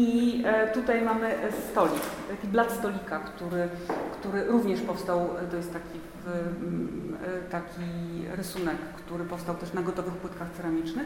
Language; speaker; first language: Polish; native; Polish